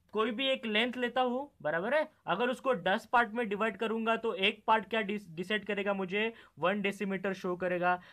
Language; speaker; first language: Hindi; non-native, local second language; Marathi